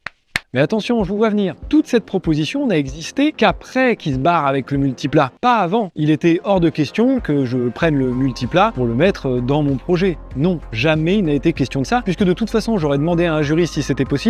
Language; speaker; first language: French; native; French